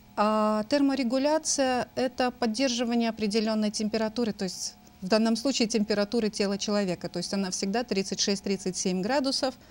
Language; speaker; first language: Russian; native; Russian